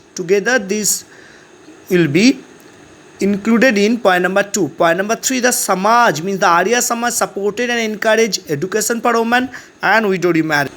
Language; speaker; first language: English; non-native, local second language; Bangla